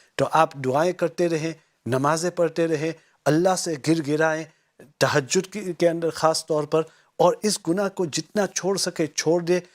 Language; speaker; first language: Urdu; non-native, fluent; Gujarati